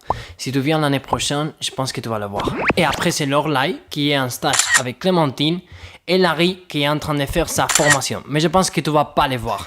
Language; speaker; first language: French; non-native, fluent; Spanish